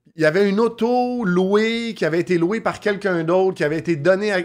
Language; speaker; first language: French; native; French